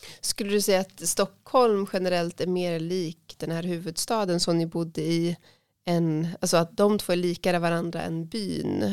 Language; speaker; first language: Swedish; native; Swedish